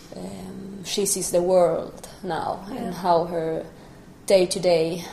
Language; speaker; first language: English; non-native, fluent; Spanish